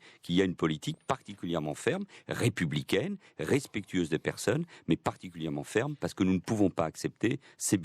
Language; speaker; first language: French; native; French